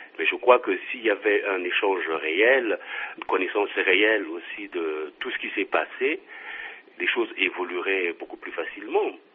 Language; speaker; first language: French; non-native, local second language; Kongo